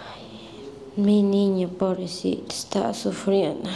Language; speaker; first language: Spanish; native; Spanish